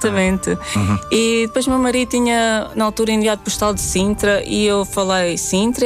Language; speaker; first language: Portuguese; non-native, fluent; Latvian